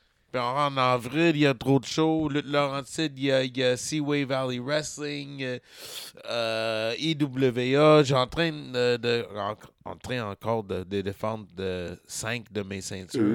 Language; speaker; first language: French; native; French